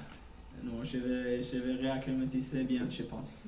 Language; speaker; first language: French; non-native, learner; Norwegian